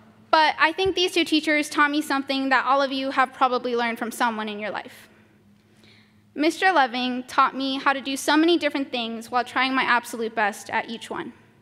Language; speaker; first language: English; early bilingual, other home language; Spanish